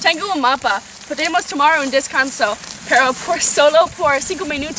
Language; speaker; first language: Spanish; non-native, learner; English